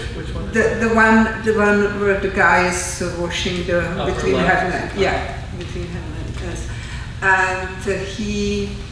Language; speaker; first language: English; non-native, fluent; Czech